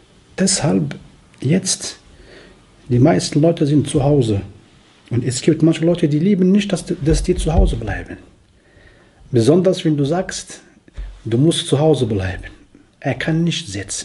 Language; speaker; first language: German; non-native, fluent; Arabic